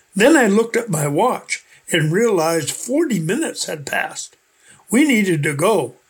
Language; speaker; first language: English; native; English